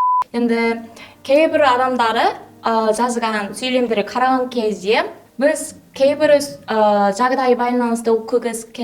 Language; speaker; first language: Kazakh; non-native, learner; Korean